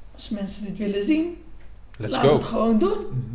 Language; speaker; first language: Dutch; native; Dutch